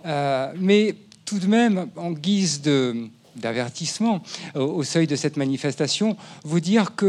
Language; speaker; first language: French; native; French